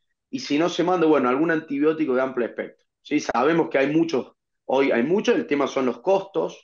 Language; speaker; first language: Spanish; native; Spanish